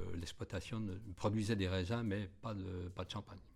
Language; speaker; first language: French; native; French